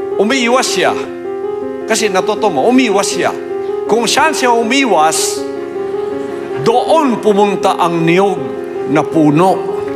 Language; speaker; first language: Filipino; non-native, local second language; Cebuano